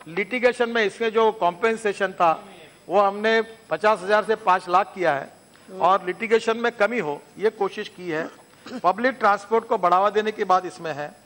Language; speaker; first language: Hindi; non-native, local second language; Marathi